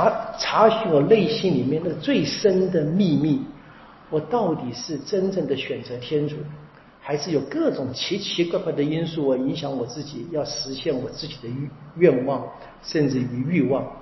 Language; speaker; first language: Chinese; native; Chinese